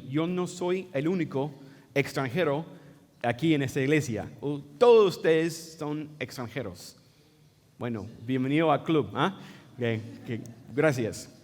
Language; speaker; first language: Spanish; non-native, fluent; English